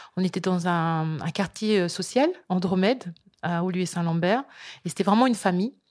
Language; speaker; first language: French; early bilingual, other home language; Lingala